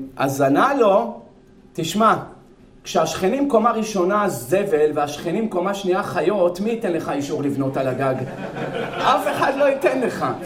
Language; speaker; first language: Hebrew; native; Hebrew